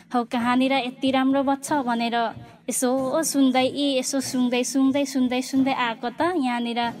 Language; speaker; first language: Nepali; non-native, local second language; Limbu